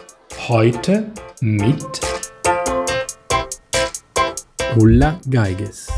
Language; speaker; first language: German; non-native, fluent; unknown